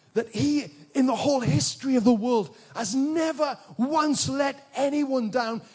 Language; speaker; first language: English; native; English